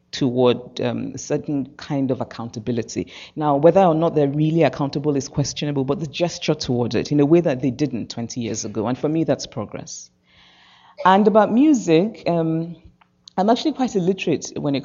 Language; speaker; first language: English; non-native, local second language; Igbo